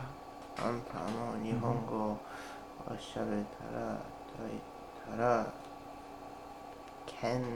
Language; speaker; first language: Japanese; non-native, learner; English